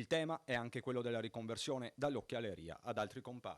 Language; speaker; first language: Italian; native; Italian